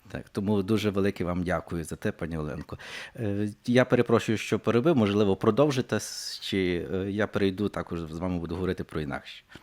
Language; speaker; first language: Ukrainian; native; Ukrainian